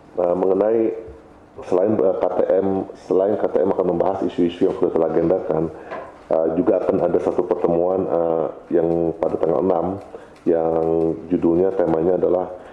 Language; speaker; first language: Indonesian; native; Indonesian